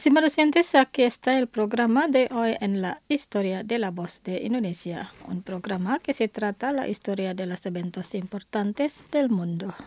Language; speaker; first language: Spanish; non-native, fluent; Indonesian